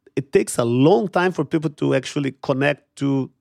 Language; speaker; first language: English; non-native, fluent; Portuguese